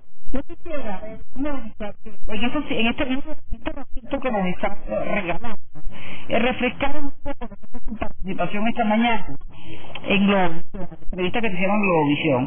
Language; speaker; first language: Spanish; native; Spanish